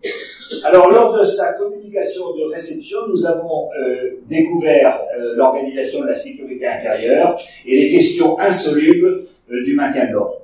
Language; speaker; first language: French; native; French